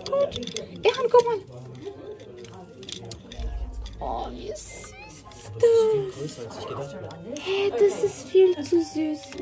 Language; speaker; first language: German; non-native, learner; Lithuanian